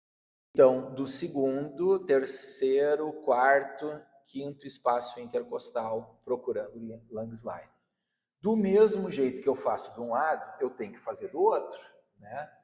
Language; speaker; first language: Portuguese; native; Portuguese